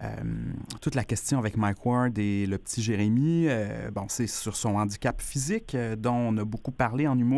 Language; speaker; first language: French; native; French